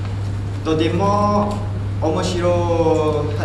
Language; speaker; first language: Japanese; non-native, learner; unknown